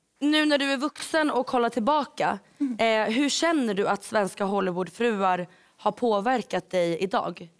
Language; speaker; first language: Swedish; native; Swedish